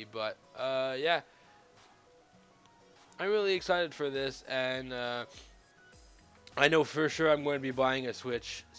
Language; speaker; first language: English; native; English